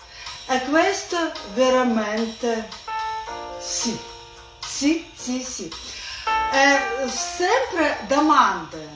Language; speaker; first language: Italian; non-native, learner; Russian